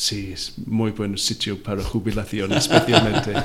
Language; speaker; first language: Spanish; non-native, learner; Welsh